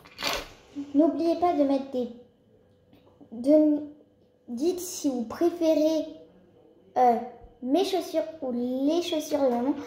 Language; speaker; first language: French; early bilingual, other home language; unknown